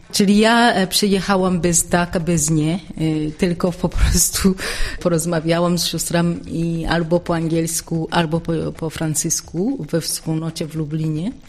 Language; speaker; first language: Polish; non-native, fluent; Swahili